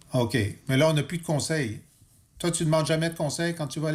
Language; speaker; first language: French; native; French